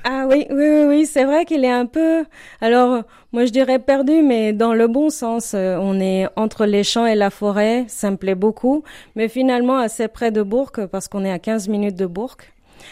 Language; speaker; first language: French; non-native, fluent; Spanish